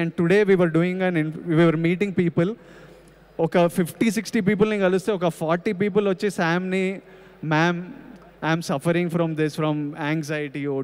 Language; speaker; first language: Telugu; native; Telugu